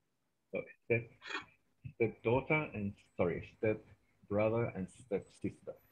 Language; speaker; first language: English; non-native, fluent; Spanish